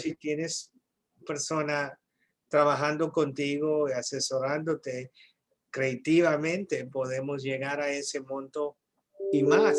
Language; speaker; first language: Spanish; early bilingual, heritage; English